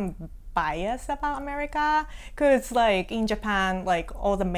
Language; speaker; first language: English; non-native, fluent; Japanese